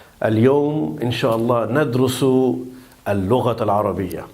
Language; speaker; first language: Arabic; non-native, fluent; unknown